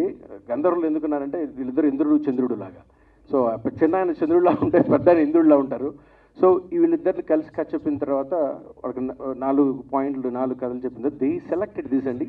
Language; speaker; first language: Telugu; native; Telugu